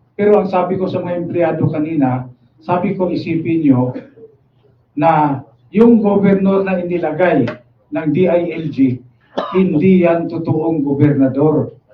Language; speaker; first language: Filipino; non-native, local second language; Cebuano